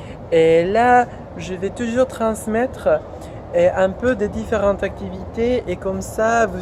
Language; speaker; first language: French; non-native, fluent; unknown